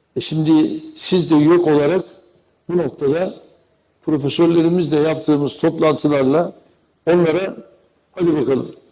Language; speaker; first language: Turkish; native; Turkish